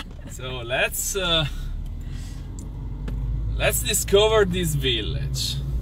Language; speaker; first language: English; non-native, fluent; Italian